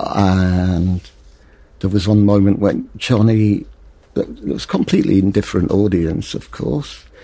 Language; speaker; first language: English; native; English